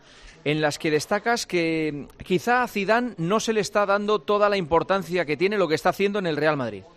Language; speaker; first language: Spanish; native; Spanish